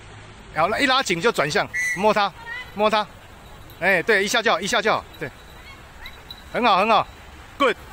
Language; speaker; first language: Chinese; native; Chinese